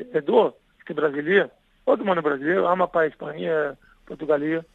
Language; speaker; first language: Greek; non-native, learner; Portuguese